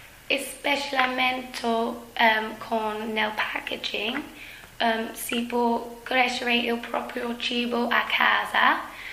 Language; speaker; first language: Italian; non-native, learner; English